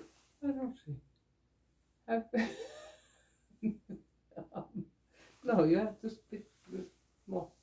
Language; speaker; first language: English; non-native, learner; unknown